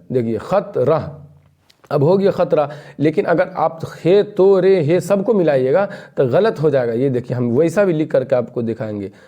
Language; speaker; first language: Hindi; native; Hindi